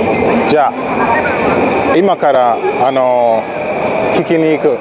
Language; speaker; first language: Japanese; non-native, learner; Swahili